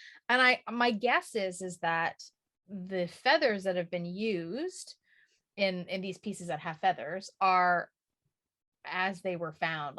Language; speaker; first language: English; native; English